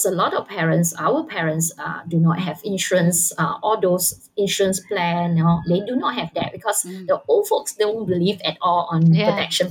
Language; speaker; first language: English; non-native, local second language; Chinese